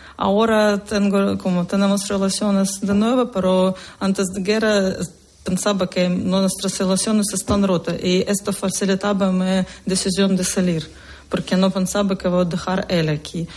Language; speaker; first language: Spanish; non-native, learner; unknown